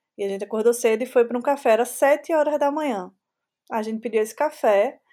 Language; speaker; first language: Portuguese; native; Portuguese